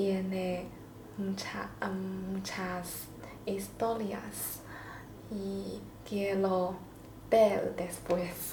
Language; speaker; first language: Spanish; non-native, learner; Chinese